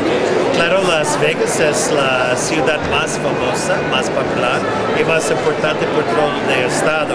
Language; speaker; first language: Spanish; non-native, learner; English